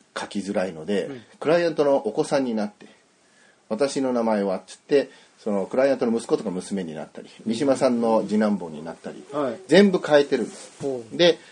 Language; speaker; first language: Japanese; native; Japanese